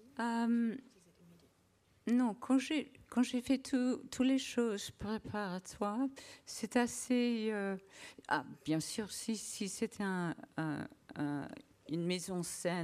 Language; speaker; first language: French; non-native, learner; English